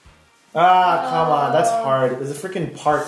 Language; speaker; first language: English; native; English